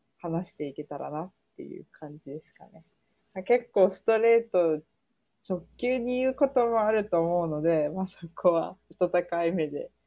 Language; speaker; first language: Japanese; early bilingual, heritage; Japanese